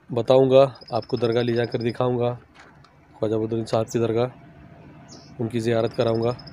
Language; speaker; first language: Hindi; non-native, local second language; Urdu